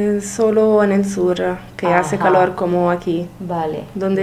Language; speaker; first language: Spanish; non-native, learner; Italian